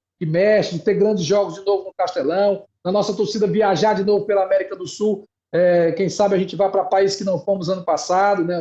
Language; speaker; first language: Portuguese; native; Portuguese